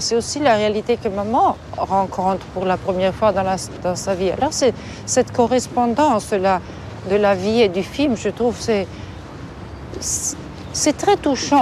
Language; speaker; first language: French; non-native, fluent; Italian